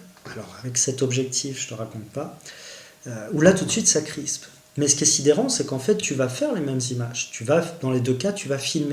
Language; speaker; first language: French; native; French